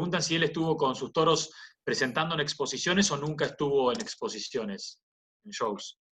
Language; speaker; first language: Spanish; native; Spanish